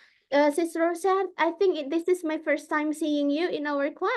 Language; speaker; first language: English; non-native, local second language; Indonesian